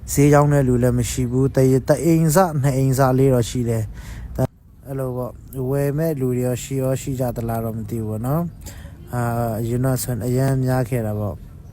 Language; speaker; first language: Burmese; non-native, local second language; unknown